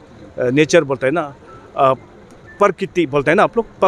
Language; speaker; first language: Hindi; non-native, learner; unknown